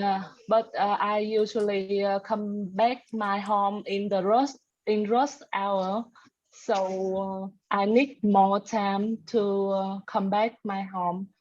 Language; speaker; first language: English; non-native, learner; Vietnamese